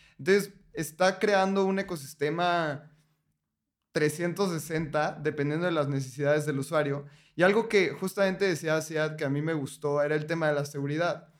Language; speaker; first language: Spanish; native; Spanish